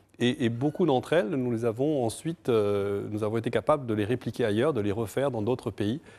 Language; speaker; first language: French; non-native, fluent; Portuguese